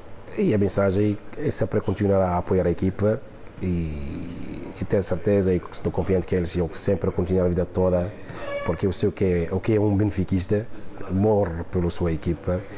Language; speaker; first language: Portuguese; non-native, fluent; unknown